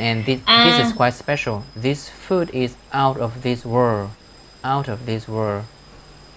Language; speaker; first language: English; non-native, fluent; Vietnamese